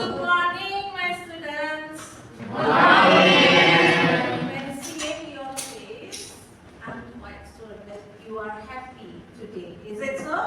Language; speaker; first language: English; non-native, fluent; Indonesian